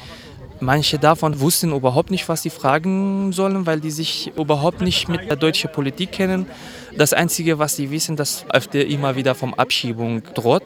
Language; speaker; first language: German; non-native, fluent; Kurdish